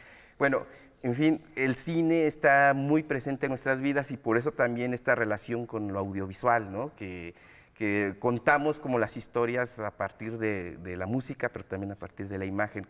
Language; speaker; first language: Spanish; native; Spanish